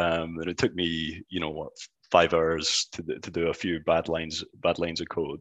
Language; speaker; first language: English; native; English